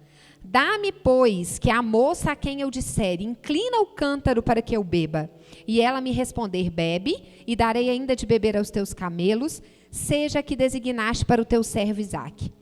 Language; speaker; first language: Portuguese; native; Portuguese